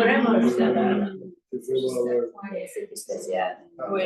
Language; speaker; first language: French; native; French